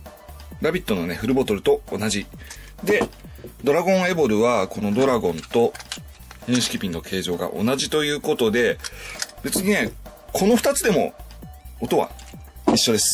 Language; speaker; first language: Japanese; native; Japanese